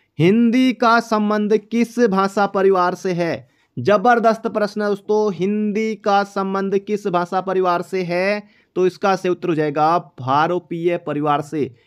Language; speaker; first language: Hindi; native; Hindi